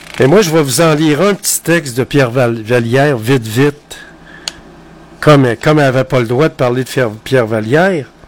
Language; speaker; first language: French; native; French